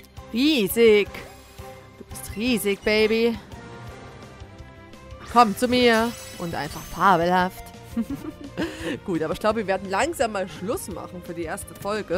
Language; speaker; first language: German; native; German